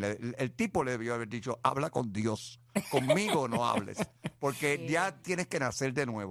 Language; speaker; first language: Spanish; native; Spanish